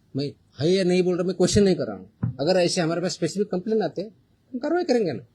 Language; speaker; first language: Hindi; non-native, local second language; Marathi